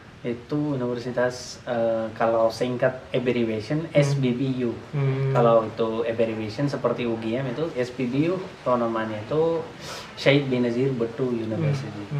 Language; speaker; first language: Indonesian; non-native, learner; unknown